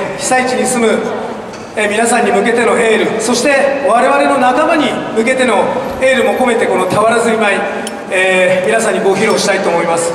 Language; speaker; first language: Japanese; native; Japanese